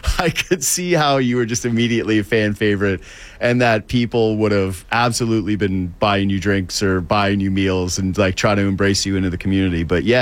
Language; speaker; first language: English; native; English